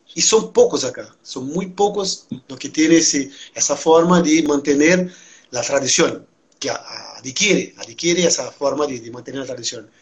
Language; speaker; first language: Spanish; non-native, fluent; Portuguese